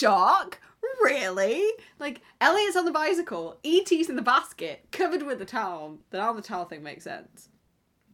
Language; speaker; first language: English; native; English